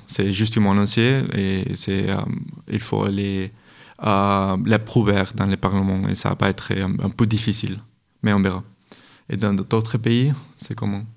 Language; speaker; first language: French; non-native, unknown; Spanish